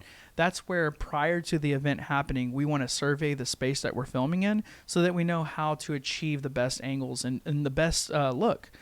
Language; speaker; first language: English; native; English